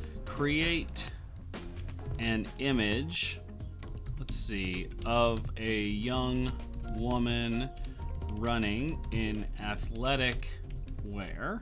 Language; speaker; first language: English; native; English